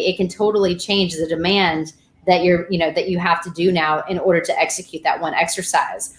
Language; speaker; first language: English; native; English